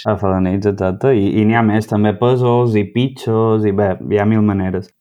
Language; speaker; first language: Catalan; native; Catalan